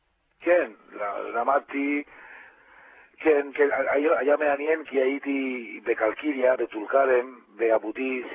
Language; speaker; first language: Hebrew; non-native, fluent; Spanish